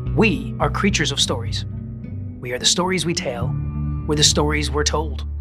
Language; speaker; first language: English; native; English